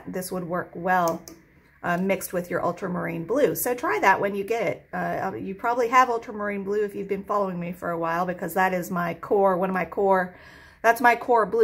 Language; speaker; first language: English; native; English